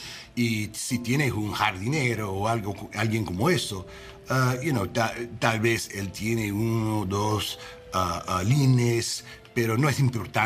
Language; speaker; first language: Spanish; non-native, learner; English